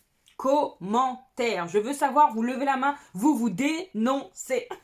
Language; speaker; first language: French; native; French